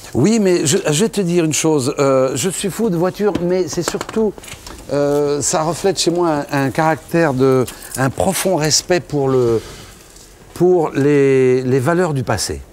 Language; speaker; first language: French; native; French